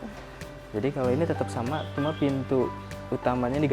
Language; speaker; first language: Indonesian; native; Indonesian